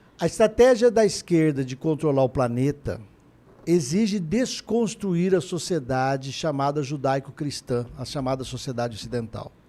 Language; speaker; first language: Portuguese; native; Portuguese